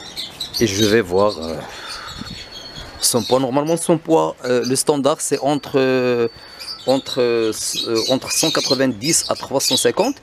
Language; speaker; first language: French; non-native, local second language; Arabic